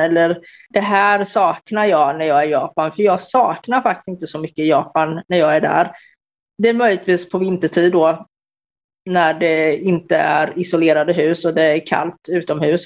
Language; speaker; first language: Swedish; native; Swedish